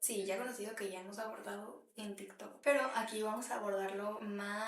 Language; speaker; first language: Spanish; native; Spanish